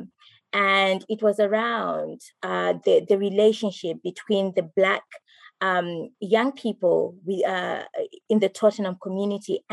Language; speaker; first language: English; non-native, local second language; Shona